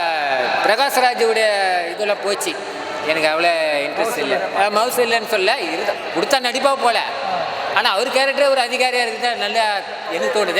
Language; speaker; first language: Tamil; native; Tamil